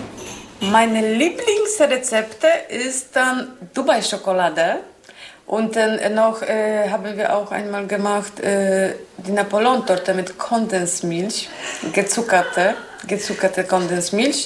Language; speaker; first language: German; non-native, learner; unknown